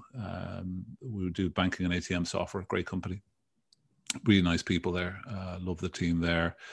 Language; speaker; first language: English; native; English